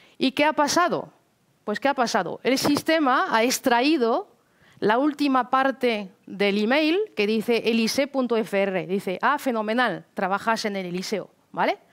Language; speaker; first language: Spanish; non-native, fluent; French